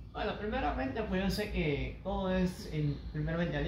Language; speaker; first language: Spanish; native; Spanish